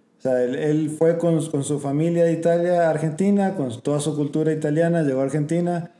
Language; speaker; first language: Spanish; native; Spanish